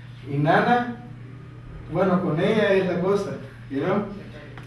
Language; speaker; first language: Spanish; early bilingual, heritage; Spanish